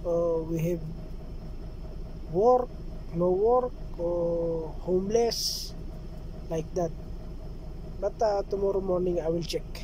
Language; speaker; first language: English; non-native, local second language; Filipino